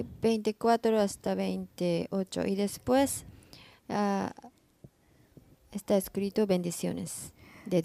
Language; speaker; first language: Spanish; non-native, learner; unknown